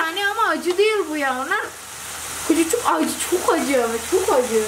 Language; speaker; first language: Turkish; non-native, learner; Indonesian